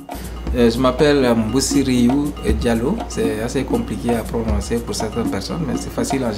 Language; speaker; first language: French; non-native, local second language; Fula